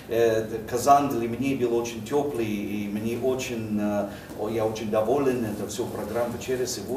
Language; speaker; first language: Russian; non-native, learner; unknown